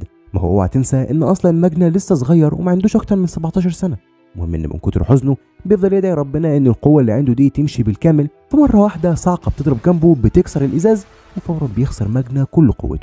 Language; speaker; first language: Arabic; native; Arabic